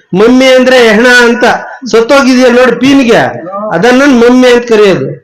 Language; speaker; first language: Kannada; native; Kannada